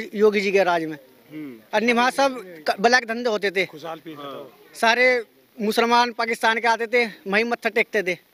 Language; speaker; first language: Hindi; native; Hindi